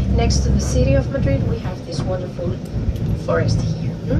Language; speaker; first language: English; non-native, fluent; Spanish